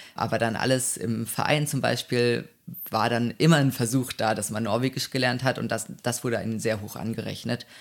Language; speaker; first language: German; native; German